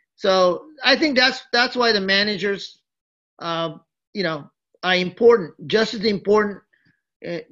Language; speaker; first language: English; early bilingual, other home language; Japanese